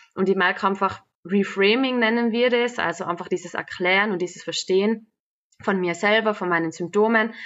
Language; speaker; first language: German; native; German